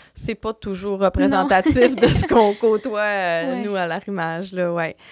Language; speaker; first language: French; native; French